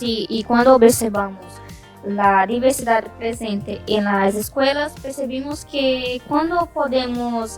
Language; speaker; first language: Spanish; non-native, learner; Portuguese